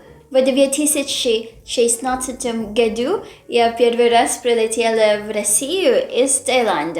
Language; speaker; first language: Russian; non-native, learner; Filipino